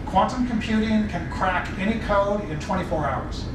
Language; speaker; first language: English; native; English